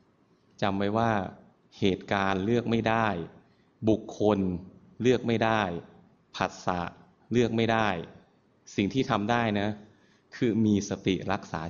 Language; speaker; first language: Thai; native; Thai